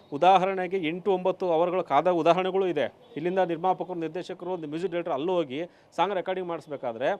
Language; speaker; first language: Kannada; native; Kannada